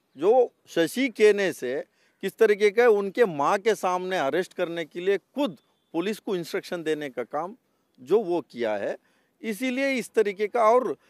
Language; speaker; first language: Hindi; non-native, local second language; Kannada